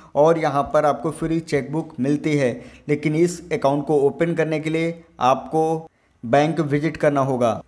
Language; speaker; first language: Hindi; native; Hindi